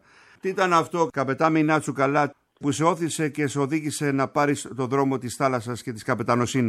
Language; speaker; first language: Greek; native; Greek